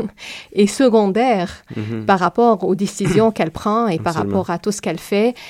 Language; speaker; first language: French; non-native, fluent; Arabic